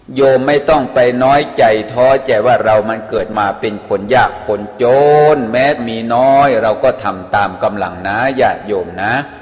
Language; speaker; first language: Thai; native; Thai